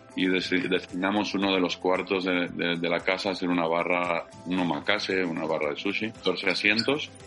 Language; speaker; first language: Spanish; native; Spanish